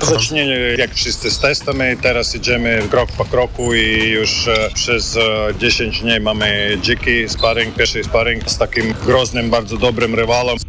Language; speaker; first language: Polish; non-native, learner; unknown